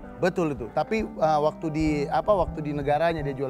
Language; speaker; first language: Indonesian; native; Indonesian